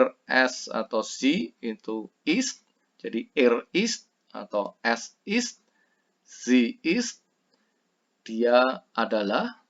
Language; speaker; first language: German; non-native, fluent; Indonesian